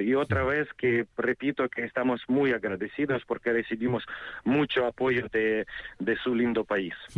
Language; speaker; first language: Spanish; non-native, fluent; Ukrainian